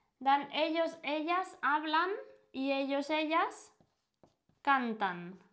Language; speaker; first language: Spanish; non-native, fluent; Indonesian